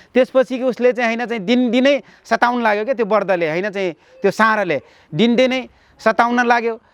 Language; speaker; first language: Nepali; non-native, local second language; Dangaura Tharu